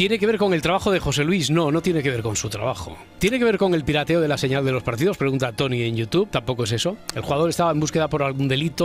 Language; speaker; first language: Spanish; native; Spanish